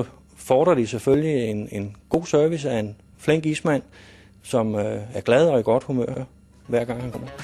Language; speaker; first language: Danish; native; Danish